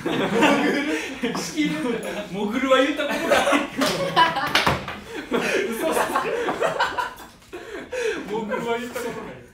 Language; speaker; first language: Korean; non-native, fluent; Japanese